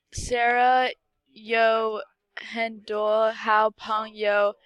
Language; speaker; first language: Chinese; non-native, learner; English